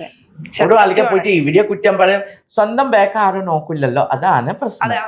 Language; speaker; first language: Malayalam; non-native, local second language; Assamese